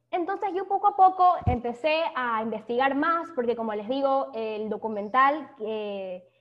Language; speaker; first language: Spanish; native; Spanish